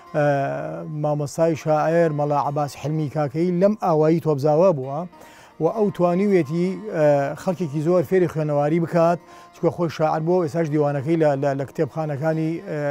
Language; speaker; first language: Central Kurdish; native; Central Kurdish